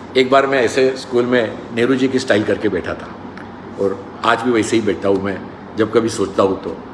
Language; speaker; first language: Hindi; non-native, local second language; Marathi